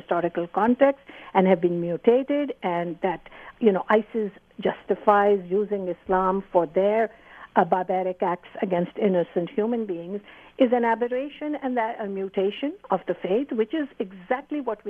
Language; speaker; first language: English; non-native, local second language; Urdu